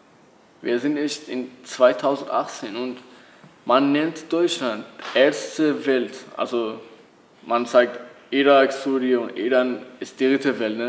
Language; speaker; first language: German; non-native, learner; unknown